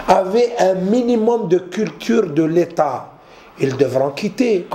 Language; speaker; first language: French; non-native, local second language; Arabic